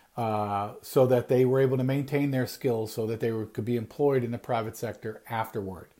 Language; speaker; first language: English; native; English